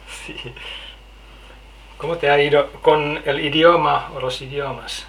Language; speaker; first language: Spanish; non-native, learner; Finnish